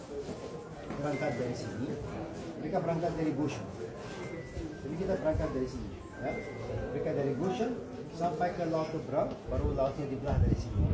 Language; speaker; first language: Indonesian; non-native, fluent; Arabic